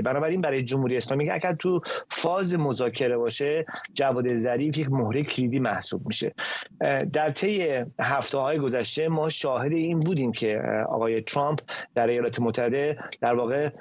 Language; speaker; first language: Persian; native; Persian